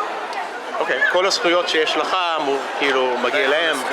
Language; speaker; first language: Hebrew; non-native, fluent; English